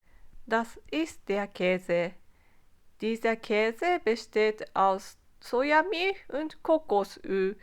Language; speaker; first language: German; non-native, fluent; Japanese